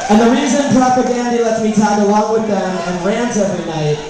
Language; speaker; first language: English; native; English